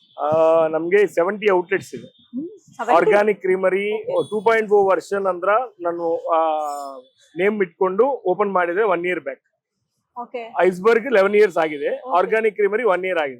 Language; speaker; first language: Kannada; non-native, learner; Telugu